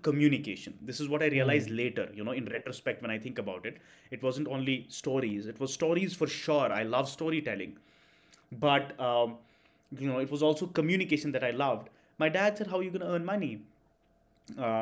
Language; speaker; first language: English; non-native, local second language; Kashmiri